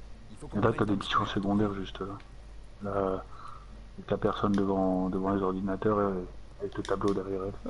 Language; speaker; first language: French; native; French